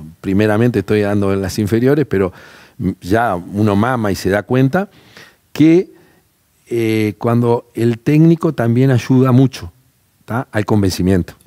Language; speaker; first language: Spanish; native; Spanish